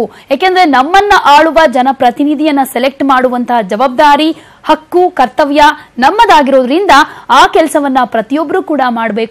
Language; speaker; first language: Kannada; native; Kannada